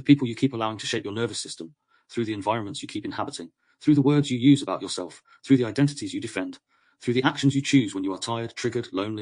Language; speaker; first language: English; native; English